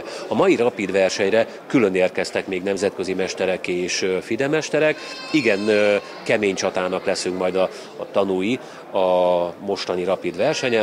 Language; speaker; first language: Hungarian; native; Hungarian